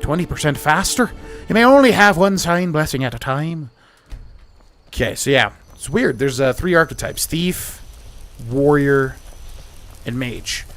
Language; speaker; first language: English; native; English